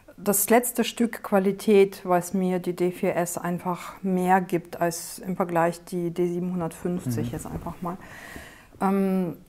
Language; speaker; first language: German; non-native, fluent; Russian